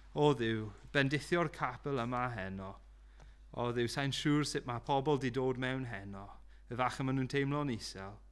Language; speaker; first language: Welsh; non-native, local second language; English